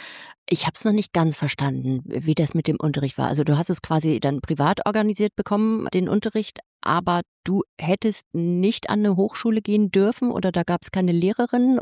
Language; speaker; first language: German; native; German